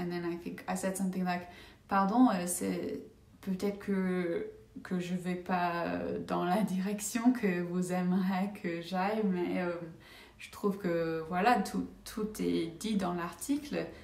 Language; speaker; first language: French; non-native, fluent; English